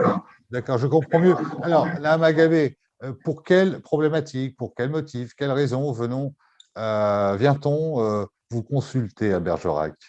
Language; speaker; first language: French; native; French